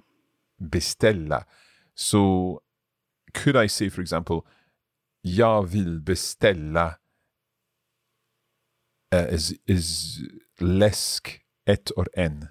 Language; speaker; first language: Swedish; non-native, learner; English